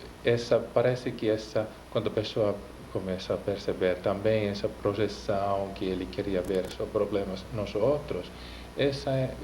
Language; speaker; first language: Portuguese; non-native, fluent; Finnish